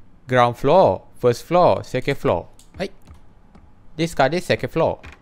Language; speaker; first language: English; non-native, local second language; Malay